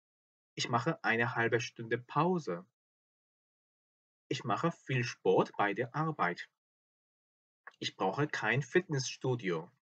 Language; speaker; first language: German; non-native, fluent; Korean